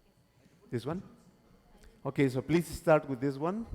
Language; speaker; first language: English; non-native, fluent; Spanish